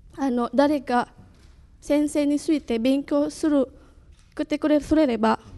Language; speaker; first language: Japanese; non-native, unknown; Indonesian